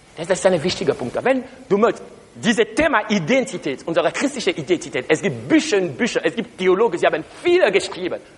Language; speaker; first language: German; non-native, learner; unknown